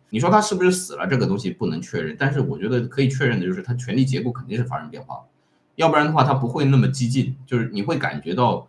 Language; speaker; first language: Chinese; native; Chinese